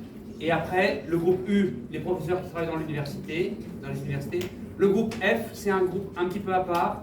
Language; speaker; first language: French; native; French